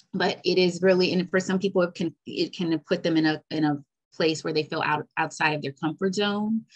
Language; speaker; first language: English; native; English